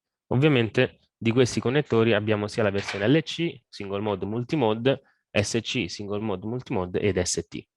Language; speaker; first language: Italian; native; Italian